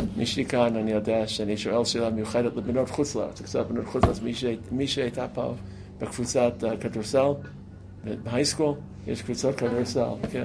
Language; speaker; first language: Hebrew; non-native, fluent; English